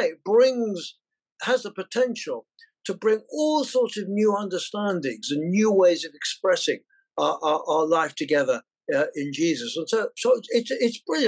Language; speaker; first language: English; native; English